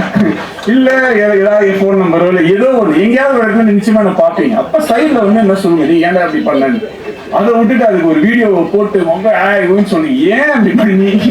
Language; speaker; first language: Tamil; native; Tamil